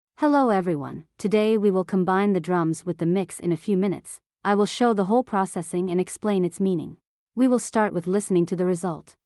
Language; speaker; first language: English; non-native, fluent; Russian